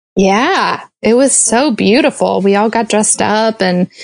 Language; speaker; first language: English; native; English